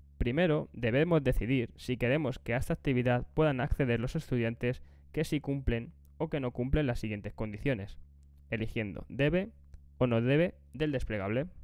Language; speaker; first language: Spanish; native; Spanish